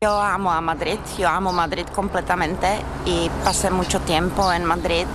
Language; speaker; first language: Spanish; non-native, learner; Czech